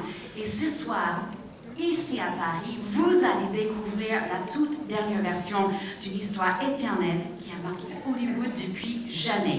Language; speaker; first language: French; native; French